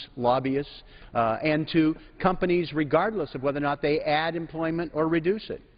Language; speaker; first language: English; native; English